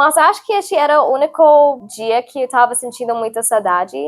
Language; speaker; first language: Portuguese; non-native, learner; English